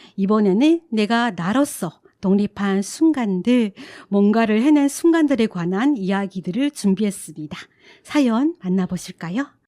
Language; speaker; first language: Korean; non-native, fluent; Chinese